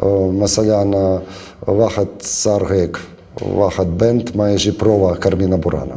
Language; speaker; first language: Arabic; non-native, learner; Russian